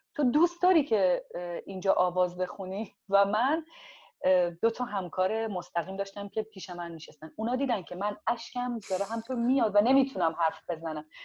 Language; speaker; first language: Persian; non-native, local second language; Azerbaijani